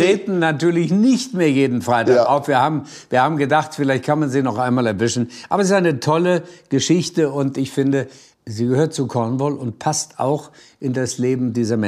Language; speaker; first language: German; native; German